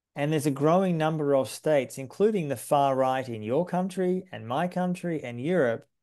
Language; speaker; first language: English; native; English